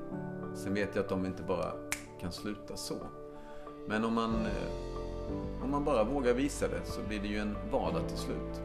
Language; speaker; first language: Swedish; native; Swedish